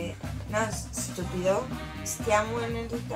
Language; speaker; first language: Italian; non-native, learner; Spanish